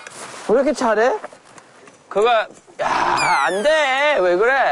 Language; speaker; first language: Korean; non-native, fluent; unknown